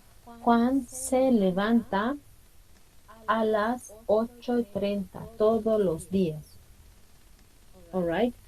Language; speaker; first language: Spanish; non-native, fluent; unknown